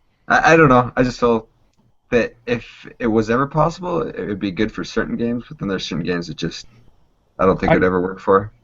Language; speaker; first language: English; native; English